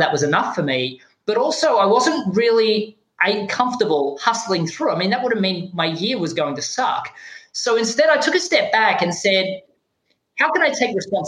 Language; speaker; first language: English; native; English